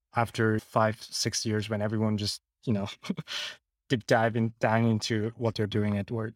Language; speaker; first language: English; non-native, local second language; Cantonese